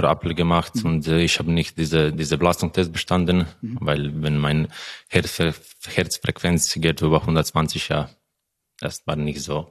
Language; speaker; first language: German; non-native, learner; Croatian